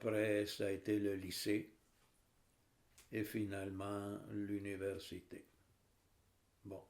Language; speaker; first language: French; non-native, fluent; Italian